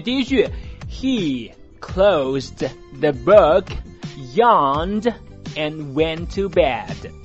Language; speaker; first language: English; non-native, fluent; Chinese